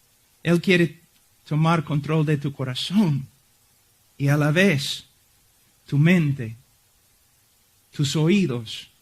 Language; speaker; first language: Spanish; non-native, fluent; English